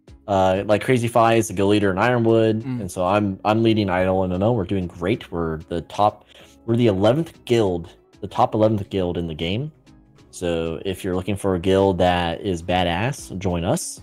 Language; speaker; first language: English; native; English